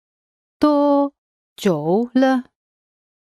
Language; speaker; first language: Chinese; non-native, learner; English